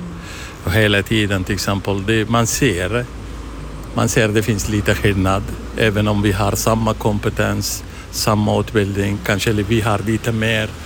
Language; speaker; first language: Swedish; non-native, fluent; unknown